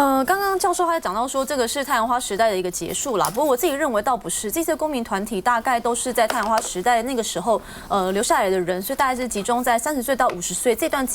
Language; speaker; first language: Chinese; native; Chinese